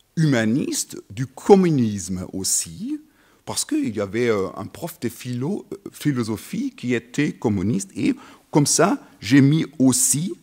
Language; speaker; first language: French; non-native, fluent; German